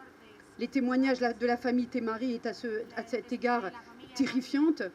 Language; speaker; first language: French; native; French